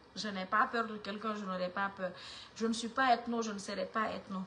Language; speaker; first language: French; non-native, local second language; Fula